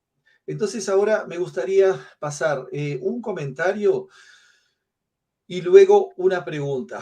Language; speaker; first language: Spanish; native; Spanish